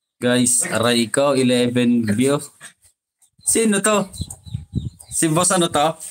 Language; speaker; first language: Filipino; non-native, local second language; Iloko